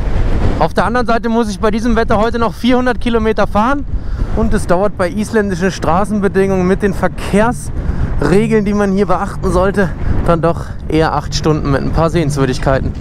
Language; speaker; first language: German; native; German